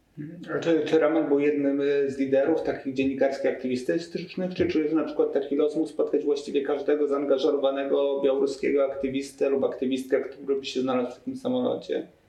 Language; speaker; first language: Polish; native; Polish